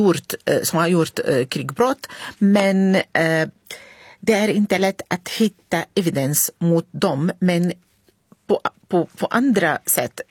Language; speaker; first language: Swedish; non-native, learner; Arabic